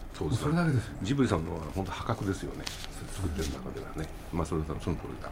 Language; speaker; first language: Japanese; native; Japanese